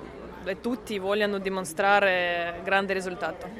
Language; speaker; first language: Italian; non-native, learner; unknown